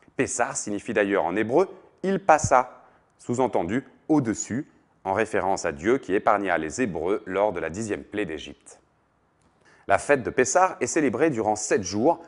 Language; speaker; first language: French; native; French